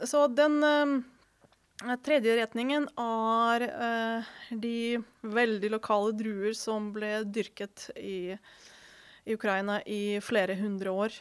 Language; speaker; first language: Norwegian; non-native, fluent; Ukrainian